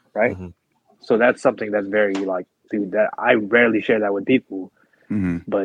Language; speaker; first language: English; early bilingual, other home language; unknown